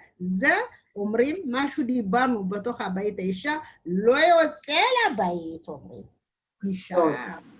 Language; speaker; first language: Hebrew; non-native, learner; Amharic